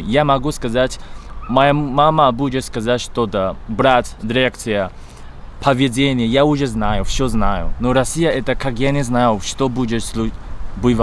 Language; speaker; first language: Russian; non-native, learner; Chinese